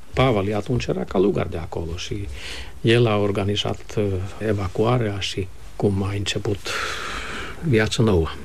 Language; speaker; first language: Romanian; non-native, fluent; Finnish